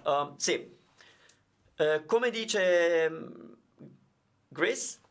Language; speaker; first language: Italian; native; Italian